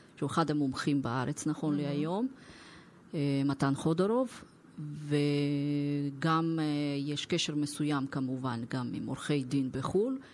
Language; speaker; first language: Hebrew; non-native, fluent; Russian